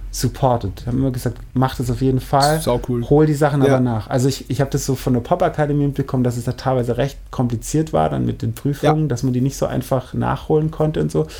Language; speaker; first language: German; native; German